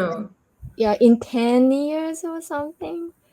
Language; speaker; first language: English; non-native, learner; Japanese